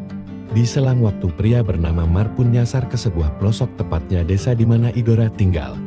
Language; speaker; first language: Indonesian; native; Indonesian